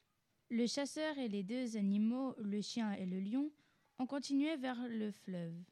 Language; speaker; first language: French; native; French